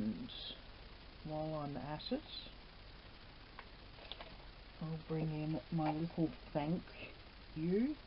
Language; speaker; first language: English; native; English